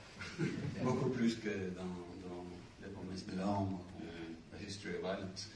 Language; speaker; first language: French; non-native, fluent; English